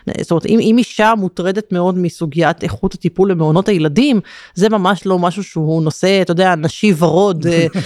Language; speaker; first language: Hebrew; native; Hebrew